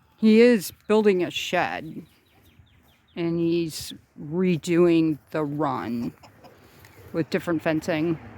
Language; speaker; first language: English; native; English